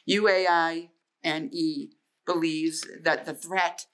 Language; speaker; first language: English; native; English